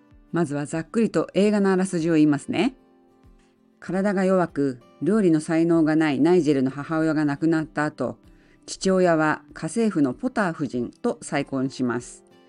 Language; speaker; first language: Japanese; native; Japanese